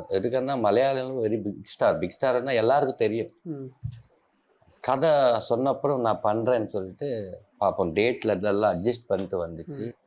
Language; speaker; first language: Tamil; non-native, learner; Telugu